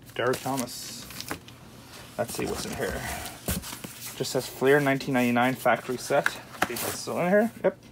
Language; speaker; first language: English; non-native, fluent; German